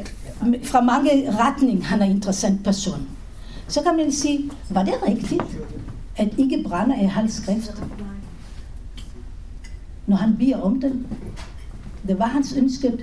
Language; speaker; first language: Danish; non-native, fluent; Hebrew